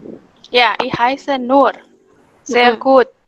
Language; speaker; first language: German; non-native, fluent; Indonesian